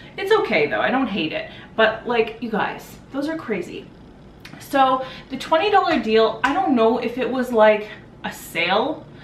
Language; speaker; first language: English; native; English